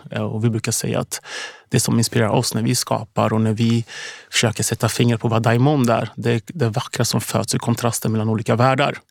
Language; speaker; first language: Swedish; early bilingual, other home language; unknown